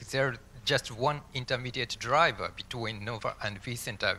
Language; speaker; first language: English; non-native, fluent; Japanese